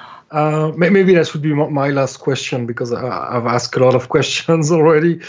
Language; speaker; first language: English; non-native, fluent; French